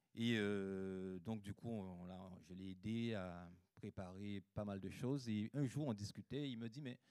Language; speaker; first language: French; native; French